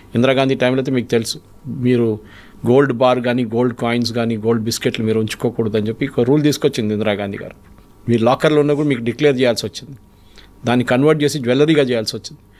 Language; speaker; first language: Telugu; non-native, fluent; Malayalam